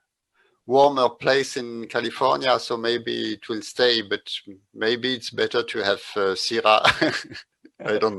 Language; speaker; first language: English; non-native, fluent; French